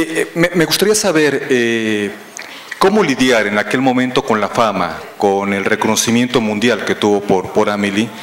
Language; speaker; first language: Spanish; native; Spanish